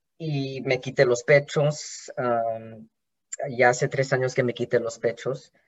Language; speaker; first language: Spanish; early bilingual, heritage; Spanish